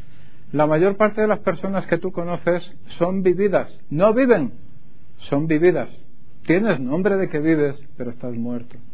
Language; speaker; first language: Spanish; native; Spanish